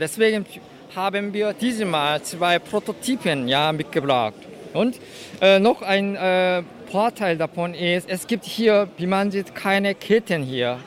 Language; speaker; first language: German; non-native, fluent; Korean